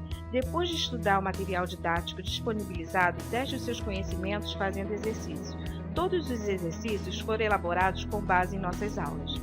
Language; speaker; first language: Portuguese; native; Portuguese